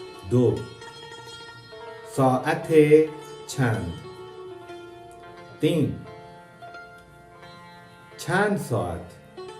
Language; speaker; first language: Persian; non-native, fluent; Urdu